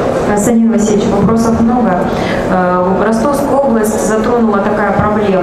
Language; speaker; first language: Russian; native; Russian